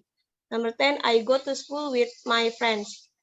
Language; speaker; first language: English; non-native, learner; Indonesian